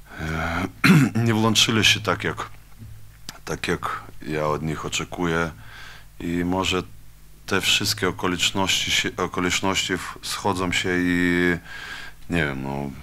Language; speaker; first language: Polish; non-native, fluent; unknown